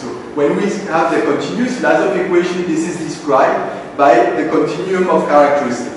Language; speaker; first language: English; non-native, fluent; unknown